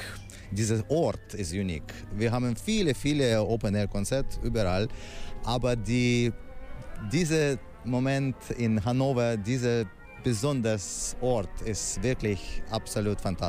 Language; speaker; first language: German; non-native, fluent; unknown